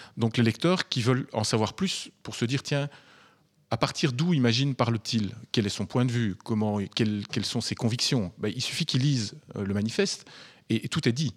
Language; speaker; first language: French; native; French